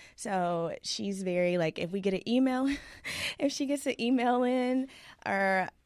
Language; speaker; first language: English; native; English